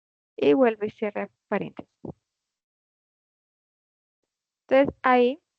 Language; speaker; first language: Spanish; native; Spanish